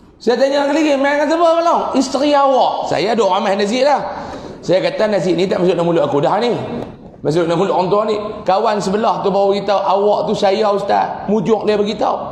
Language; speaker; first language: Malay; native; Malay